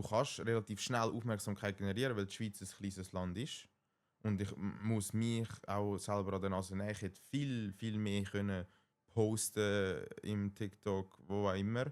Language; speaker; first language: German; native; German